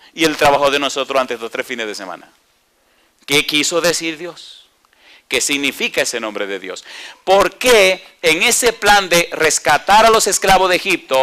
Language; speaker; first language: Spanish; native; Spanish